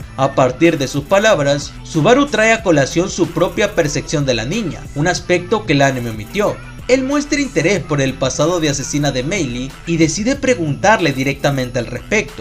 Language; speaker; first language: Spanish; native; Spanish